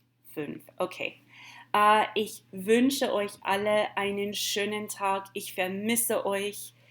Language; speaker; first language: German; non-native, fluent; English